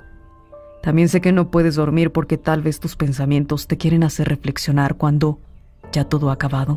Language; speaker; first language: Spanish; native; Spanish